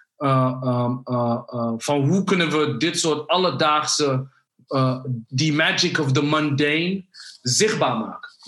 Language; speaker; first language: Dutch; early bilingual, other home language; Somali